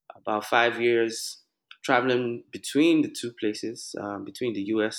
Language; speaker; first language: English; non-native, local second language; Yoruba